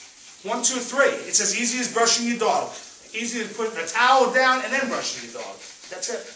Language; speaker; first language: English; native; English